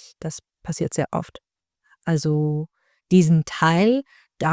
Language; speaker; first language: German; non-native, learner; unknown